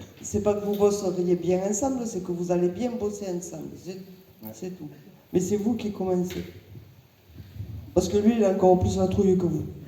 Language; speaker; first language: French; native; French